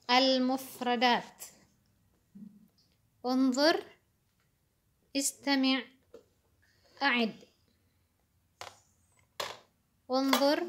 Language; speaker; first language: Arabic; non-native, fluent; Indonesian